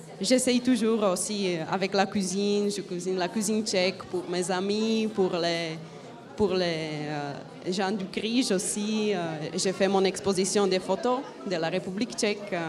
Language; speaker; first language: French; non-native, fluent; Czech